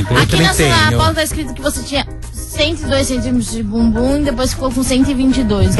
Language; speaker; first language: Portuguese; native; Portuguese